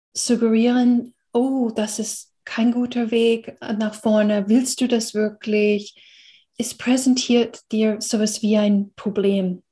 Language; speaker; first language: German; non-native, fluent; English